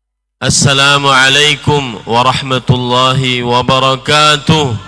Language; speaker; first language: Arabic; non-native, fluent; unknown